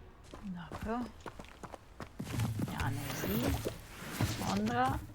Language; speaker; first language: Turkish; non-native, learner; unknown